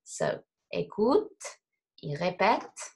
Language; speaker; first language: French; non-native, fluent; English